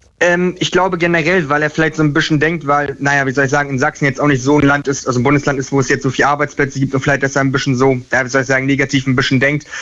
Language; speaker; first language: German; native; German